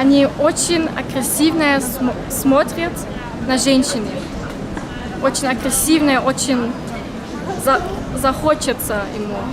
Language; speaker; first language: Russian; early bilingual, heritage; German